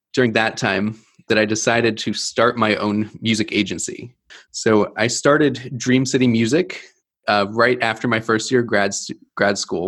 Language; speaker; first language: English; native; English